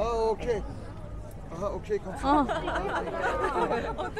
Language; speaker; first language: Korean; non-native, learner; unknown